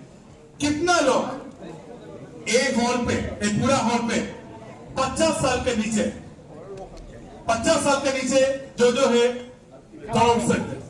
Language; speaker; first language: Hindi; non-native, fluent; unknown